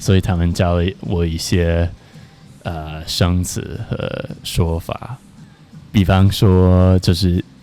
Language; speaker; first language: Chinese; non-native, fluent; English